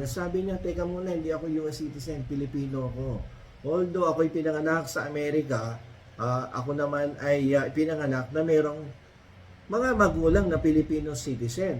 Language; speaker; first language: Filipino; native; Filipino